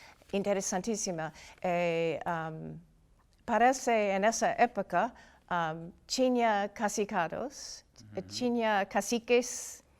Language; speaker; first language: Portuguese; non-native, fluent; English